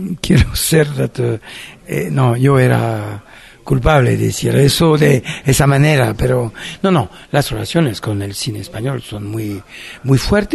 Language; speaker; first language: Spanish; non-native, fluent; French